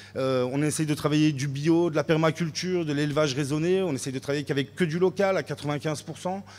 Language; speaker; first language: French; native; French